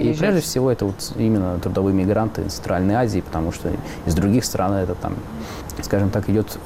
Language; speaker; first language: Russian; native; Russian